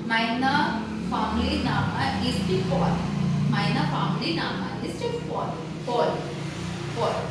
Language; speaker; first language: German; non-native, learner; Hindi